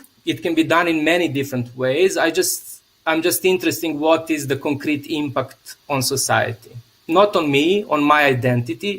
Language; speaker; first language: English; non-native, fluent; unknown